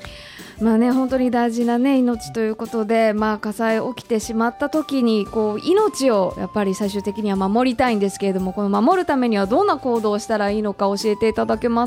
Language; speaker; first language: Japanese; native; Japanese